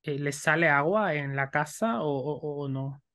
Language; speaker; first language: Spanish; native; Spanish